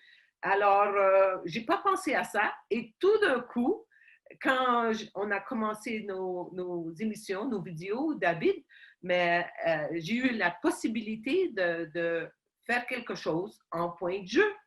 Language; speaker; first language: French; non-native, fluent; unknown